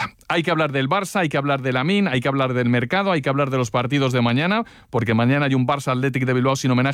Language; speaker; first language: Spanish; native; Spanish